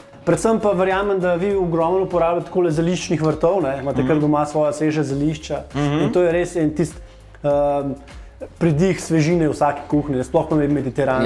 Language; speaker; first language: Slovenian; native; Slovenian